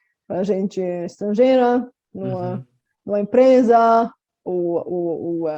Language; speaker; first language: Portuguese; non-native, fluent; Bulgarian